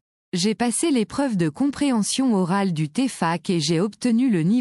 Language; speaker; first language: French; non-native, learner; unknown